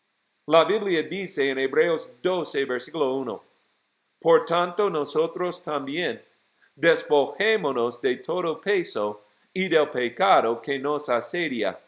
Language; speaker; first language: Spanish; non-native, fluent; English